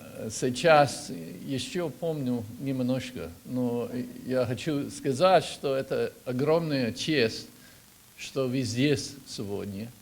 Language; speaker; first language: Russian; non-native, learner; English